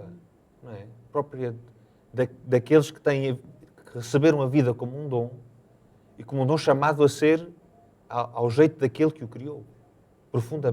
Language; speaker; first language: Portuguese; native; Portuguese